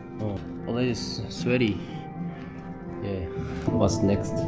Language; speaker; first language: English; non-native, learner; Korean